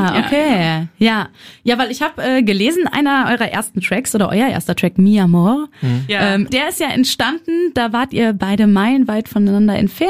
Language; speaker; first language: German; native; German